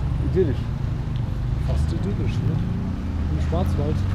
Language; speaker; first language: German; native; German